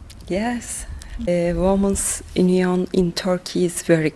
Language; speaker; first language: English; non-native, learner; Turkish